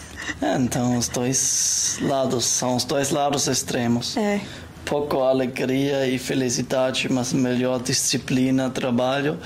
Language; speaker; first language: Portuguese; non-native, learner; German